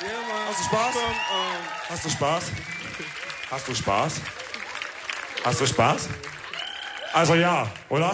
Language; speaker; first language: German; early bilingual, other home language; Wolof